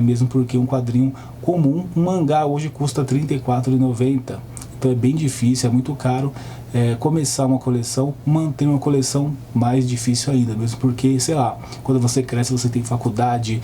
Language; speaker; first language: Portuguese; native; Portuguese